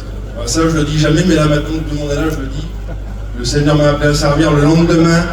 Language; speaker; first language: French; native; French